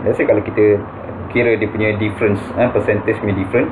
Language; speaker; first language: English; non-native, local second language; Malay